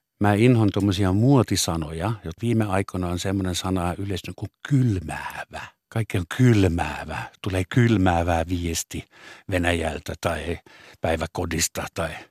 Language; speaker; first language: Finnish; non-native, fluent; German